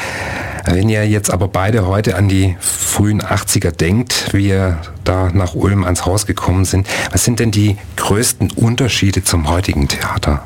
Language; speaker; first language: German; native; German